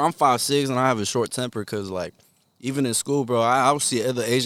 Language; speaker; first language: English; early bilingual, other home language; Korean